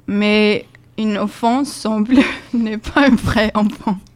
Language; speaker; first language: French; non-native, learner; Swedish